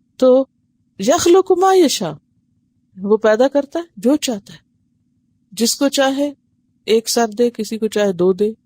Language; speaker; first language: Urdu; native; Urdu